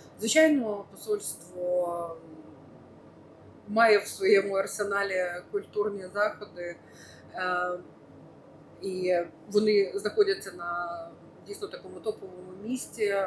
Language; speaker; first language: Ukrainian; native; Ukrainian